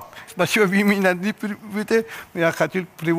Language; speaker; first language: Russian; non-native, learner; Persian